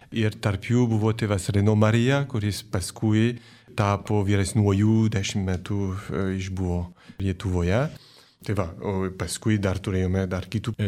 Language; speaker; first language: Lithuanian; non-native, fluent; French